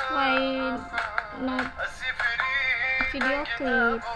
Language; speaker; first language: English; non-native, learner; Indonesian